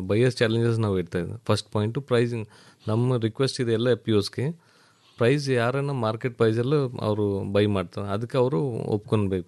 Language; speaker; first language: Kannada; non-native, learner; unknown